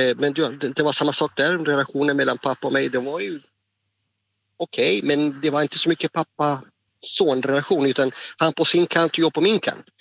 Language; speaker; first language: Swedish; non-native, fluent; Spanish